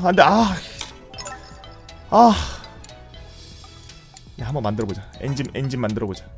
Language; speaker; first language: Korean; native; Korean